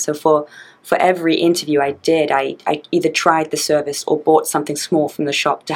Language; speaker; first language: English; native; English